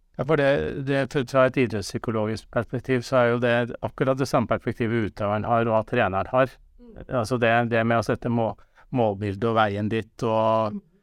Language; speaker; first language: Norwegian; native; Norwegian